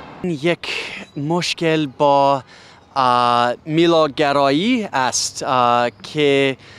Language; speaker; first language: Persian; non-native, fluent; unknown